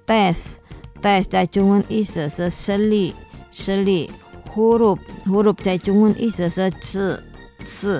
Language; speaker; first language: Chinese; non-native, learner; Indonesian